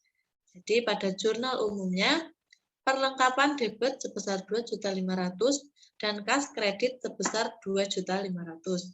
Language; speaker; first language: Indonesian; native; Indonesian